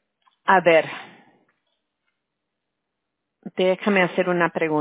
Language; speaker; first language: Spanish; early bilingual, heritage; Spanish